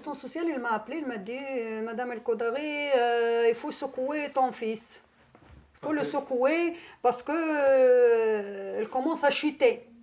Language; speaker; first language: French; non-native, learner; Arabic